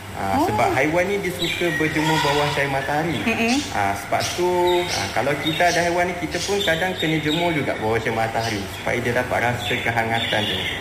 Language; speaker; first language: Malay; native; Malay